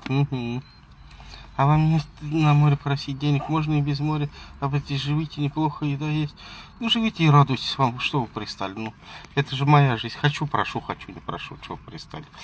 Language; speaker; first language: Russian; native; Russian